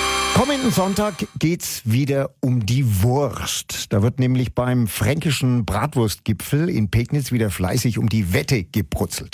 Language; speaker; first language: German; native; German